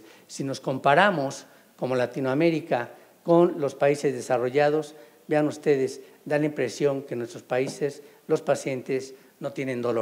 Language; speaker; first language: Spanish; native; Spanish